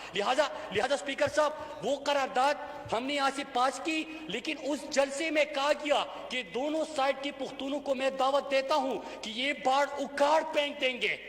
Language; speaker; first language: Urdu; non-native, local second language; Pashto